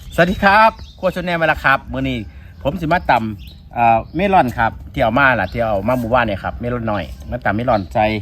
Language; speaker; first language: Thai; non-native, local second language; Northeastern Thai